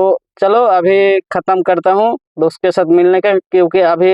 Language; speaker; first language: Hindi; non-native, learner; Bangla